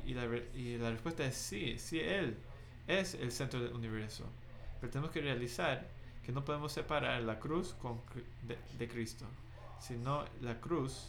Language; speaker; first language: Spanish; non-native, fluent; English